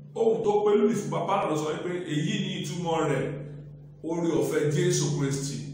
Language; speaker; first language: English; non-native, local second language; Yoruba